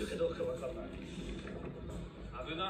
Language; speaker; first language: Japanese; non-native, fluent; English